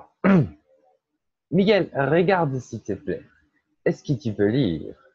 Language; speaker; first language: French; non-native, fluent; Portuguese